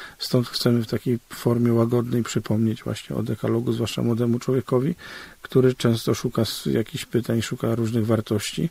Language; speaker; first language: Polish; native; Polish